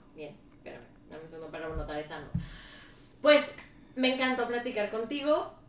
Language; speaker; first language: Spanish; early bilingual, heritage; Spanish